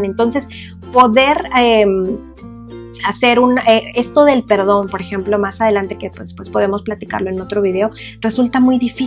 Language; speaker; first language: Spanish; native; Spanish